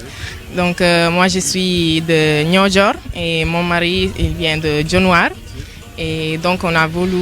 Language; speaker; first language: French; non-native, local second language; Serer